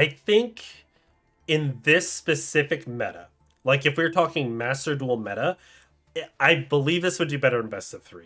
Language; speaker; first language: English; native; English